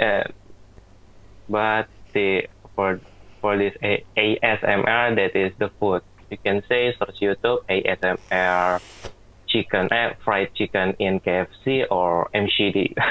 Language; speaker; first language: English; non-native, learner; Indonesian